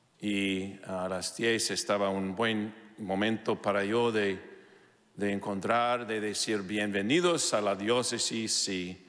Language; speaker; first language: Spanish; non-native, fluent; English